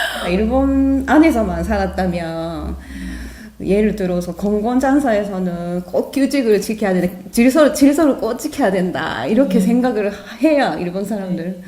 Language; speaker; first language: Korean; non-native, fluent; Japanese